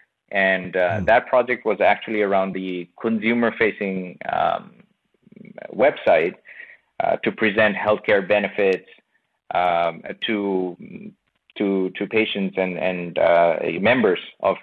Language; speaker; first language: English; non-native, local second language; Bangla